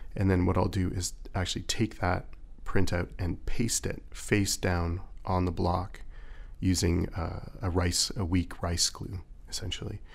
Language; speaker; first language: English; native; English